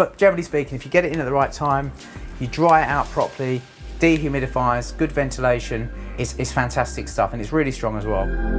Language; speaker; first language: English; native; English